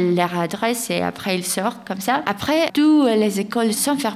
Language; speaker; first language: French; non-native, fluent; Greek